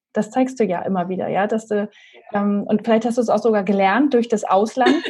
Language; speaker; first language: German; native; German